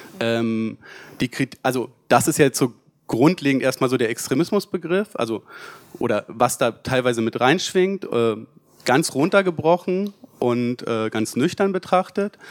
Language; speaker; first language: German; native; German